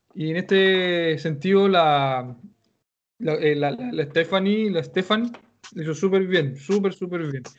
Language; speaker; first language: Spanish; native; Spanish